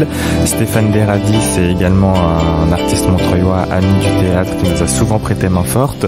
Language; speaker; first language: French; native; French